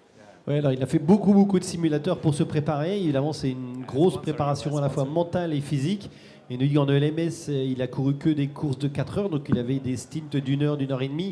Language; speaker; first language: French; native; French